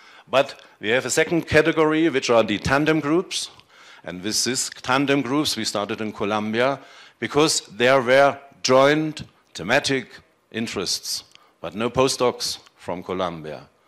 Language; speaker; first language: English; non-native, fluent; German